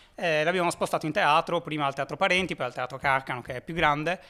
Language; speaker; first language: Italian; native; Italian